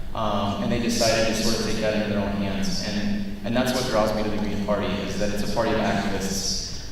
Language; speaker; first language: English; native; English